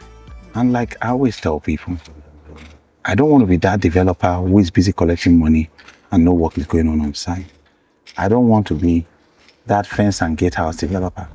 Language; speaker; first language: English; non-native, local second language; Igbo